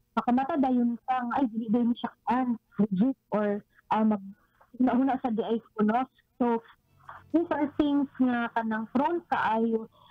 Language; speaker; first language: Cebuano; native; Cebuano